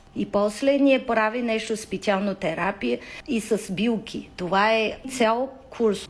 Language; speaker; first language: Bulgarian; non-native, learner; Chinese